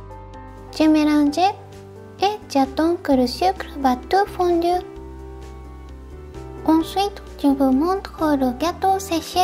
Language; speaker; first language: French; non-native, fluent; Japanese